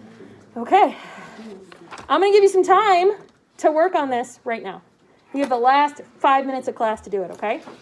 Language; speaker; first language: English; native; English